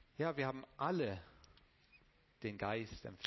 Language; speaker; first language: German; non-native, fluent; Romanian